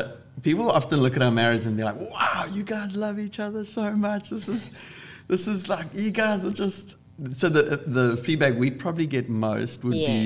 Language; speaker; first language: English; native; English